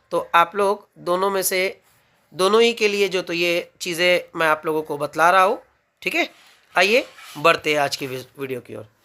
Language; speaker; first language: Hindi; native; Hindi